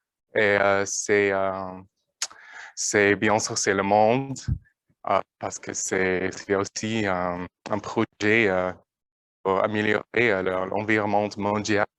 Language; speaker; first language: French; non-native, learner; English